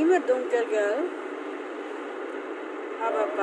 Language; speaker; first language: German; non-native, learner; Filipino